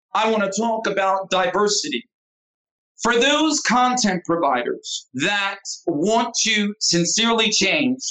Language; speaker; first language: English; native; English